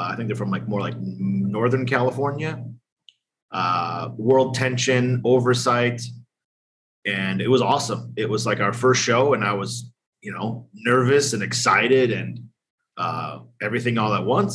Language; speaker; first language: English; native; English